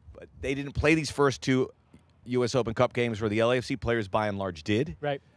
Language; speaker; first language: English; native; English